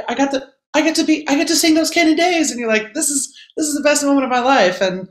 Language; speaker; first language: English; native; English